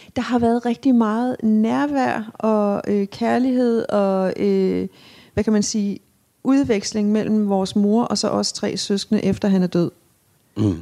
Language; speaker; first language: Danish; native; Danish